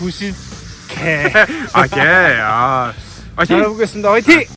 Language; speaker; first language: Korean; native; Korean